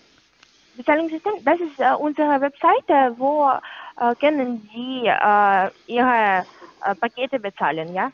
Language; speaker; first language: German; non-native, learner; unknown